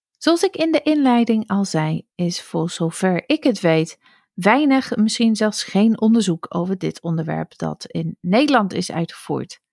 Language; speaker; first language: Dutch; non-native, fluent; English